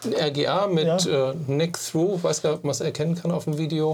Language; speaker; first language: German; native; German